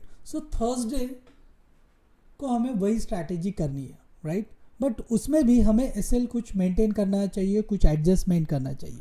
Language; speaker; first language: Hindi; native; Hindi